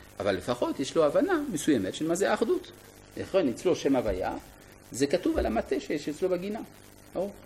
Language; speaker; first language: Hebrew; non-native, fluent; French